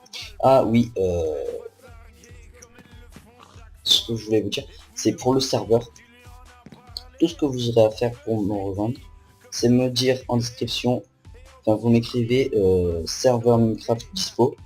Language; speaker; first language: French; native; French